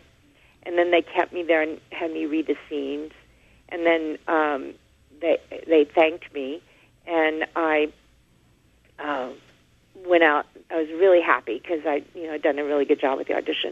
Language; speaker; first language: English; native; English